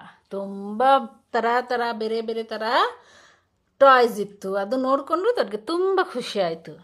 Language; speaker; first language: Kannada; non-native, local second language; Urdu